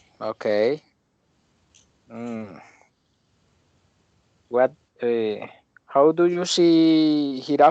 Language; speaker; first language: English; non-native, learner; Spanish